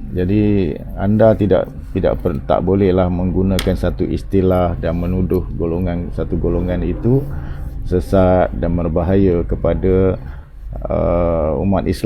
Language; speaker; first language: Malay; native; Malay